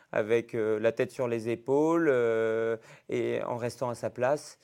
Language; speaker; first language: French; native; French